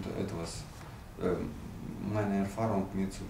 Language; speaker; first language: German; non-native, learner; Russian